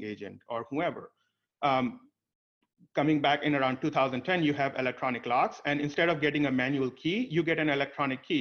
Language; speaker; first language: English; non-native, local second language; Hindi